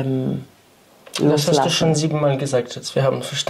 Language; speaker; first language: German; non-native, fluent; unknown